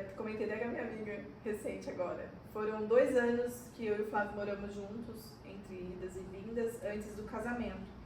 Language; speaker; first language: Portuguese; native; Portuguese